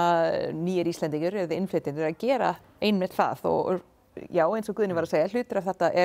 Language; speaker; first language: Icelandic; non-native, fluent; English